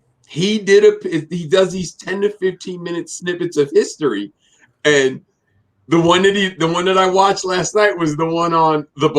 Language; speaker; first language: English; native; English